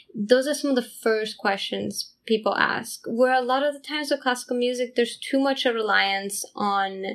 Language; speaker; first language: English; non-native, fluent; Italian